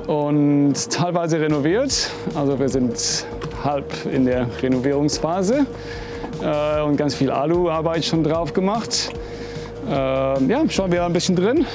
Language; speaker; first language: German; non-native, fluent; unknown